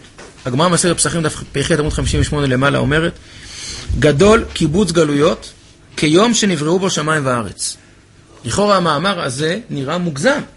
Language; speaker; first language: Hebrew; native; Hebrew